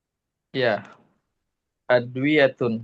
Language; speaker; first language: Arabic; non-native, fluent; Indonesian